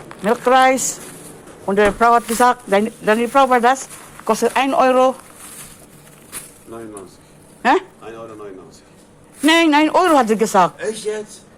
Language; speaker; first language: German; non-native, learner; Filipino